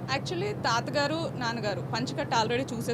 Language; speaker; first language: Telugu; native; Telugu